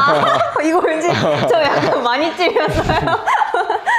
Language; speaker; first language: Korean; native; Korean